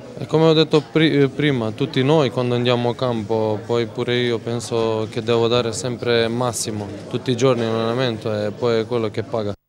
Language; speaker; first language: Italian; non-native, fluent; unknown